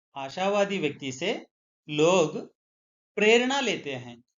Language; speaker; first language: Hindi; non-native, local second language; Telugu